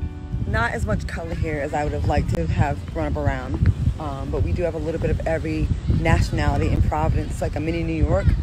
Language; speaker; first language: English; native; English